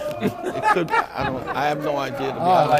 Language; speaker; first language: English; native; English